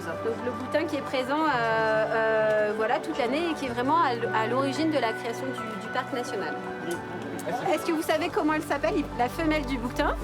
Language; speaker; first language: French; native; French